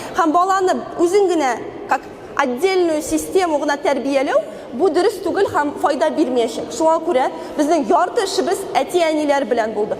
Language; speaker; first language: Tatar; native; Tatar